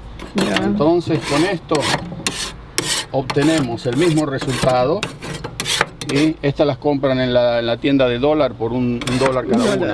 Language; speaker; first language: Spanish; native; Spanish